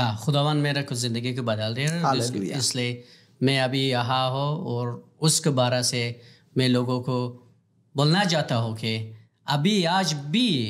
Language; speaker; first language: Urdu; non-native, learner; Pashto